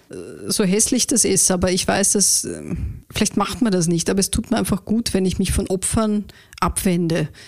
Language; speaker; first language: German; native; German